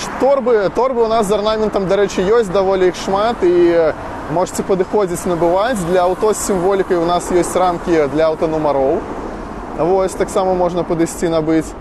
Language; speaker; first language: Belarusian; non-native, local second language; Russian